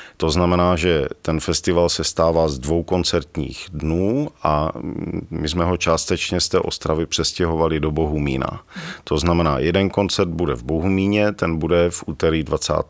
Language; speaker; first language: Czech; native; Czech